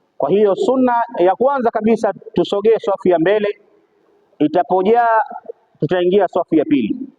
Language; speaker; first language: Swahili; native; Swahili